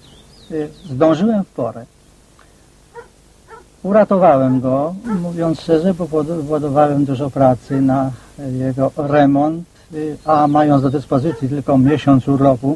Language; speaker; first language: Polish; native; Polish